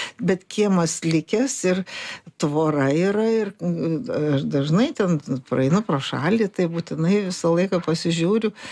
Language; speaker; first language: Lithuanian; native; Lithuanian